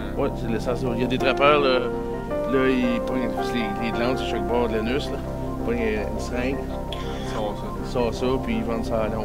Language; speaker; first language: French; native; French